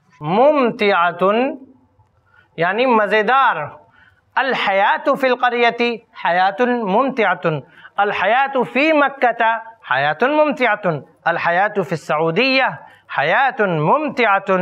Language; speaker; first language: Arabic; non-native, fluent; Urdu